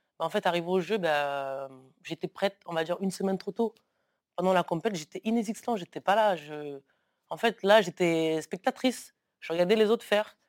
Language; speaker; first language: French; early bilingual, other home language; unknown